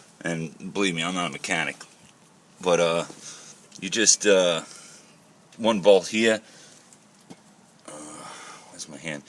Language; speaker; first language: English; native; English